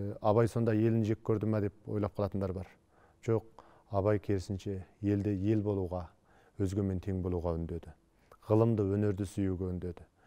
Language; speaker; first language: Kazakh; native; Kazakh